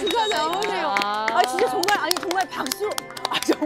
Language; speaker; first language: Korean; native; Korean